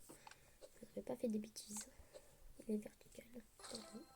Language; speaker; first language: French; native; French